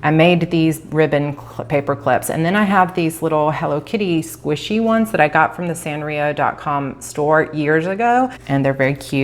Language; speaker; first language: English; native; English